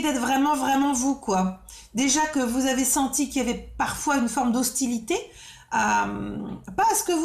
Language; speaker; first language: French; native; French